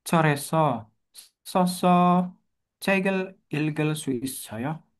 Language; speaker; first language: Korean; non-native, learner; Indonesian